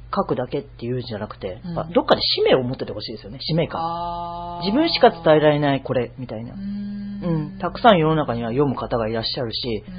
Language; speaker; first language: Japanese; native; Japanese